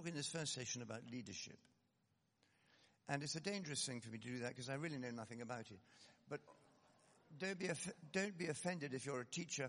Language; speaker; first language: English; native; English